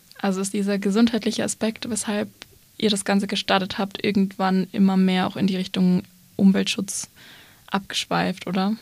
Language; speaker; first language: German; native; German